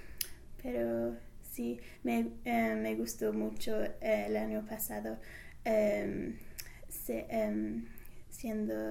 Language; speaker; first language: Spanish; non-native, fluent; English